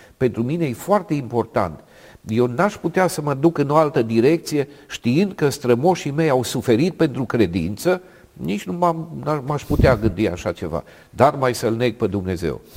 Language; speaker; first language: Romanian; native; Romanian